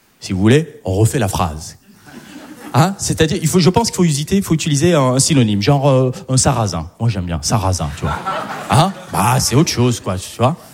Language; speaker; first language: French; early bilingual, other home language; Arabic